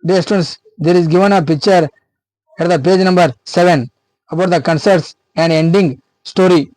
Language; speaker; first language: English; non-native, local second language; Kannada